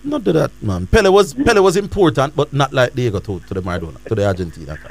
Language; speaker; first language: English; native; English